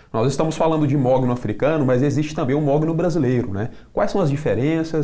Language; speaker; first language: Portuguese; native; Portuguese